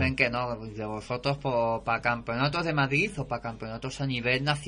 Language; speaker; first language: Spanish; native; Spanish